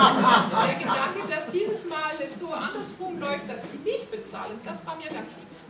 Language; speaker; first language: German; non-native, fluent; Hungarian